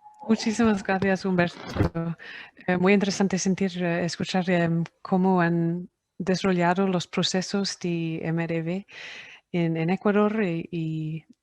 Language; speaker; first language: Spanish; non-native, fluent; English